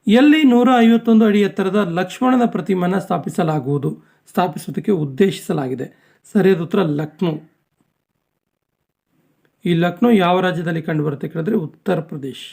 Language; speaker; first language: Kannada; native; Kannada